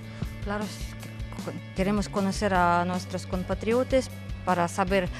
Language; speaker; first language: Spanish; non-native, fluent; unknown